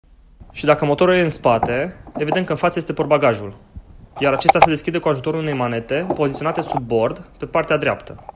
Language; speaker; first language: Romanian; native; Romanian